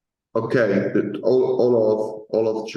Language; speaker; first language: English; non-native, learner; Italian